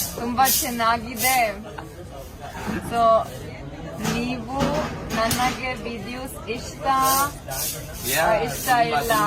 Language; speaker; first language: Kannada; non-native, learner; English